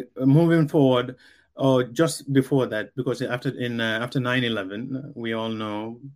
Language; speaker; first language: English; non-native, local second language; Mandingo